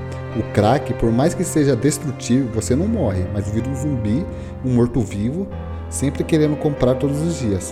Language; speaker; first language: Portuguese; native; Portuguese